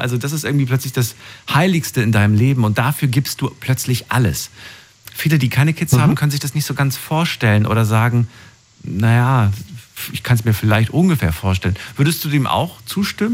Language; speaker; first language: German; native; German